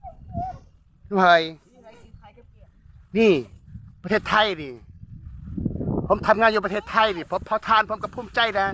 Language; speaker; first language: Thai; non-native, learner; Khmer